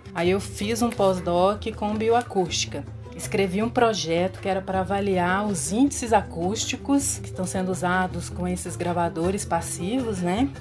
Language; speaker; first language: Portuguese; native; Portuguese